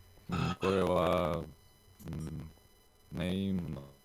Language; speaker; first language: Japanese; non-native, learner; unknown